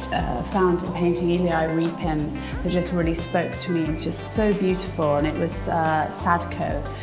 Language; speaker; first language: English; native; English